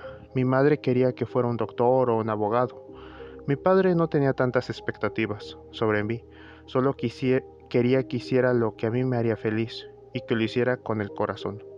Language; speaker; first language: Spanish; native; Spanish